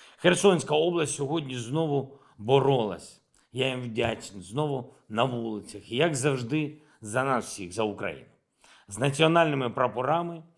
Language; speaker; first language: Ukrainian; non-native, local second language; Russian